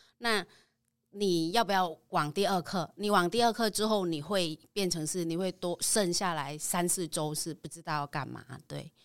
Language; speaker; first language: Chinese; non-native, fluent; Vietnamese